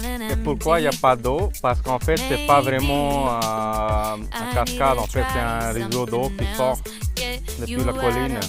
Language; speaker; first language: French; non-native, fluent; Hindi